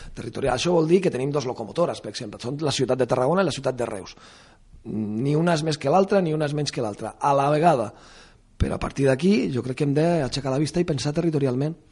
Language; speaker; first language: Catalan; non-native, local second language; Spanish